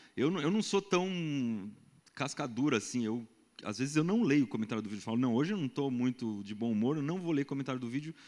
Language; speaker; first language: Portuguese; native; Portuguese